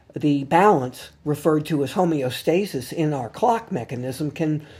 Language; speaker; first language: English; native; English